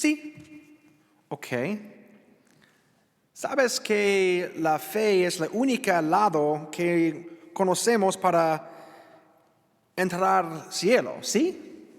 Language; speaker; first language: Spanish; non-native, learner; English